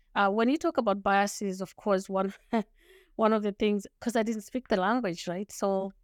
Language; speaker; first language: English; non-native, local second language; Shona